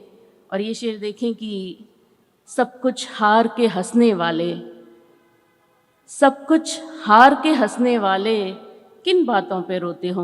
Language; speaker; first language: Hindi; native; Hindi